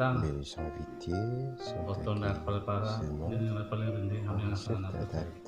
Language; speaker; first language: French; non-native, fluent; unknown